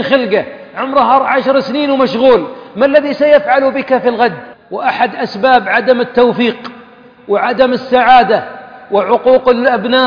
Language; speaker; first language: Arabic; native; Arabic